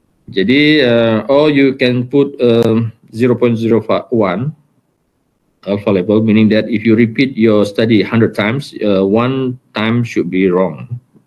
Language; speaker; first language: English; non-native, local second language; Malay